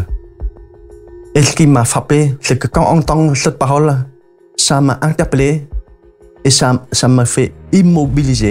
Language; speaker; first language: French; non-native, fluent; Khmer